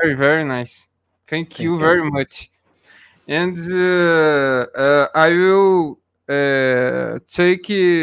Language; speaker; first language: English; non-native, learner; Portuguese